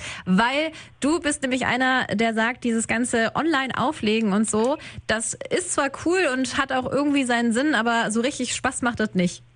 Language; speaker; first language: German; native; German